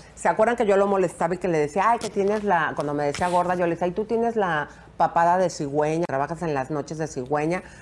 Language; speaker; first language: Spanish; native; Spanish